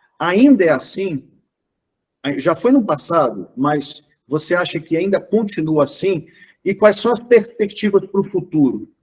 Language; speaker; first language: Portuguese; native; Portuguese